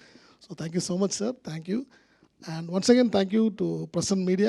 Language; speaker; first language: Telugu; non-native, local second language; Tamil